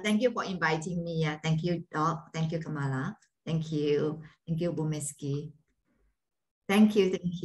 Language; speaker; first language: English; non-native, fluent; Malay